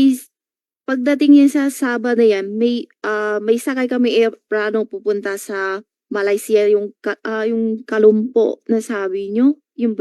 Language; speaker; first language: Filipino; non-native, learner; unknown